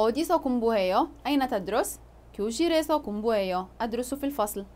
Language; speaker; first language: Korean; non-native, fluent; Arabic